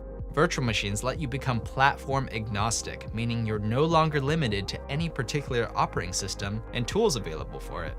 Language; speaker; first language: English; native; English